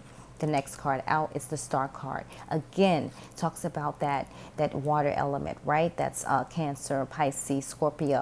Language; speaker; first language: English; native; English